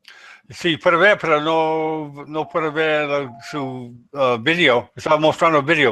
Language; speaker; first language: Spanish; non-native, learner; English